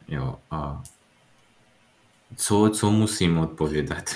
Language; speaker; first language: Czech; non-native, learner; Russian